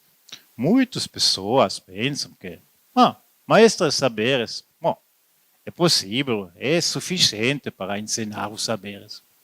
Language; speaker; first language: Portuguese; non-native, fluent; Italian